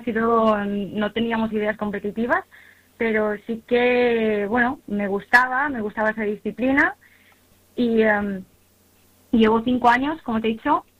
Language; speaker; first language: Spanish; native; Spanish